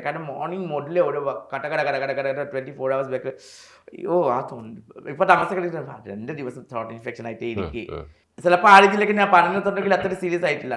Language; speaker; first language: Malayalam; non-native, learner; Assamese